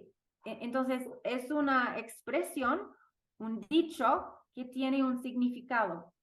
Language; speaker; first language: Spanish; non-native, fluent; English